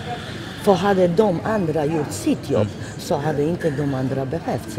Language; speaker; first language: Swedish; non-native, fluent; Polish